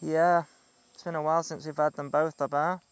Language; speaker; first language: English; native; English